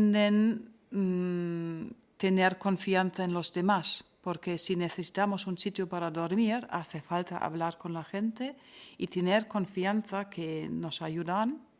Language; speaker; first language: Spanish; non-native, fluent; German